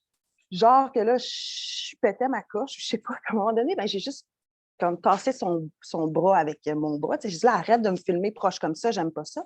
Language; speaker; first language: French; native; French